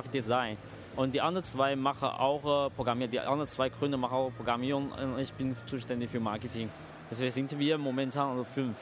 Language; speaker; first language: German; non-native, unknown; Chinese